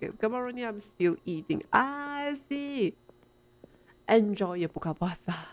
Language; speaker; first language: English; non-native, local second language; Chinese